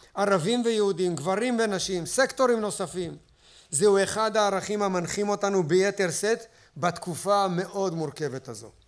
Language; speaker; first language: Hebrew; native; Hebrew